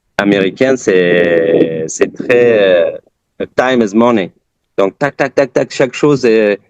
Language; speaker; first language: French; early bilingual, other home language; Persian